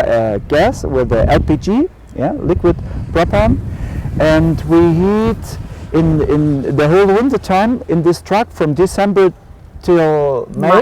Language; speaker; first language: English; non-native, learner; German